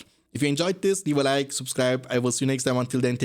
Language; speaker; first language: English; non-native, fluent; German